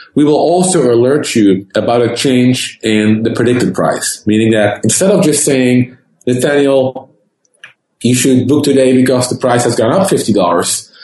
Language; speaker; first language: English; non-native, fluent; Dutch